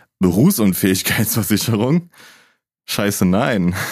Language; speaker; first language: German; native; German